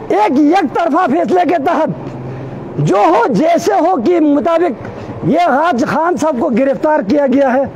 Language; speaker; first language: Urdu; non-native, local second language; Balti